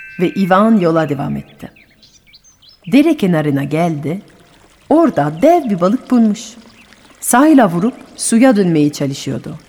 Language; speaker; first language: Turkish; non-native, fluent; French